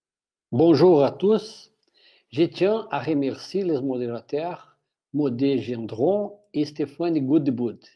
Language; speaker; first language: French; non-native, fluent; Portuguese